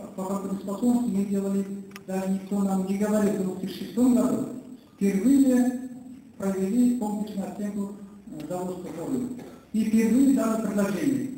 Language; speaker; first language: Russian; non-native, local second language; Kazakh